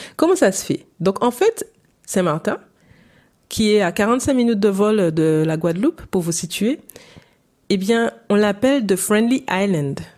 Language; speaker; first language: French; native; French